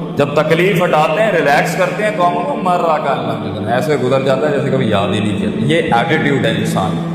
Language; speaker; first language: Urdu; non-native, local second language; Punjabi